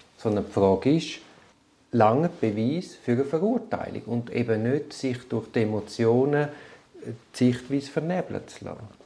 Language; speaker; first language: German; native; German